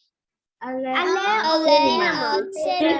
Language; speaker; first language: French; non-native, learner; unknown